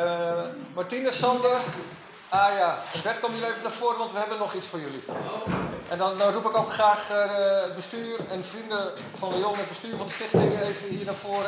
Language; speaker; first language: Dutch; native; Dutch